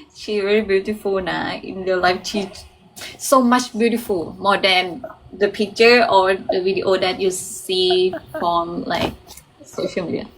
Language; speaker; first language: English; non-native, learner; Thai